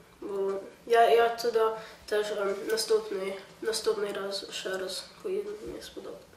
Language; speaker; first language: Ukrainian; early bilingual, heritage; Ukrainian